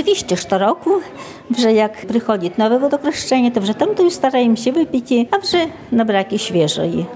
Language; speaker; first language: Ukrainian; native; Ukrainian